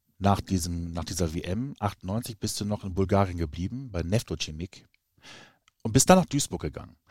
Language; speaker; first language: German; native; German